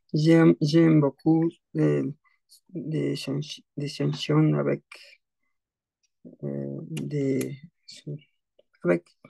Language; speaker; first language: French; non-native, learner; Spanish